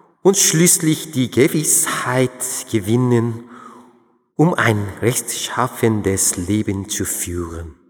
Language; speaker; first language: German; non-native, fluent; Korean